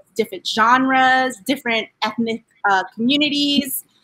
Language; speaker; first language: English; native; English